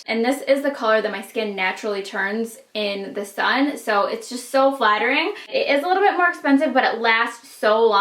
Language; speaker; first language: English; native; English